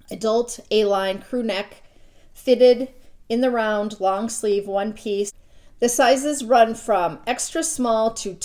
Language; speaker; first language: English; native; English